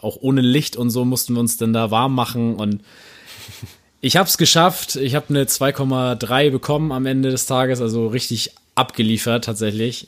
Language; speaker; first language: German; native; German